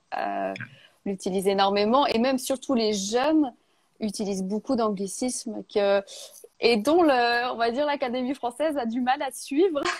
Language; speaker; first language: French; native; French